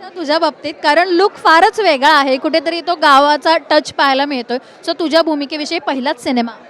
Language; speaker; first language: Marathi; native; Marathi